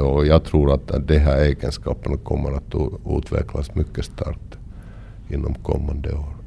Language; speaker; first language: Swedish; non-native, local second language; Finnish